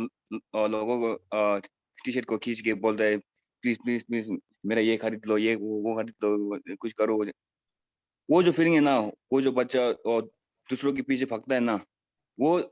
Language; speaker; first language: Hindi; non-native, fluent; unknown